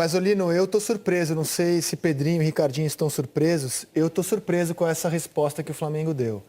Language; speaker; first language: Portuguese; native; Portuguese